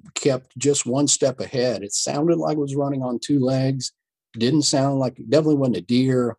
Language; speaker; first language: English; native; English